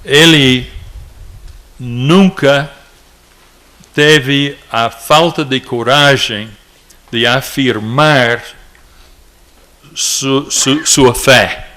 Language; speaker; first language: Portuguese; non-native, fluent; English